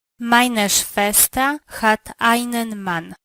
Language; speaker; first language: German; non-native, learner; Polish